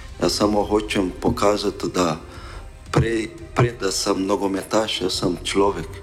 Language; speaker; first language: Slovenian; non-native, learner; Portuguese